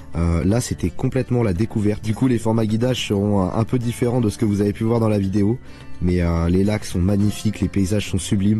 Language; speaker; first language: French; native; French